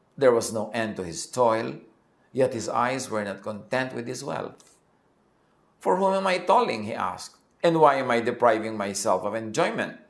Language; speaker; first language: English; non-native, local second language; Filipino